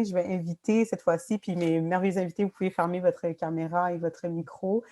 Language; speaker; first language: French; native; French